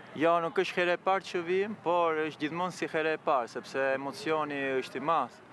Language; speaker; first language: Albanian; early bilingual, heritage; Albanian